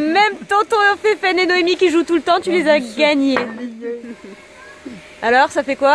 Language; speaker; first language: French; native; French